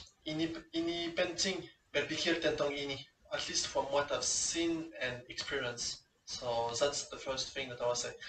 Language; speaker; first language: English; non-native, fluent; French